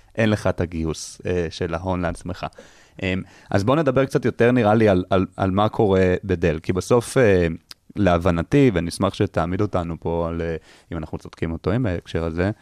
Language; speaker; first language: Hebrew; native; Hebrew